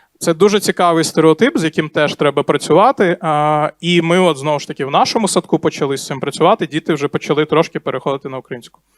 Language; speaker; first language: Ukrainian; non-native, local second language; Russian